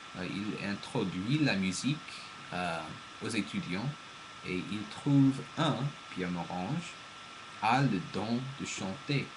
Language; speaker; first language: French; non-native, learner; English